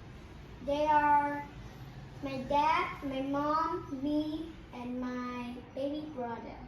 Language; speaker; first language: English; non-native, learner; Vietnamese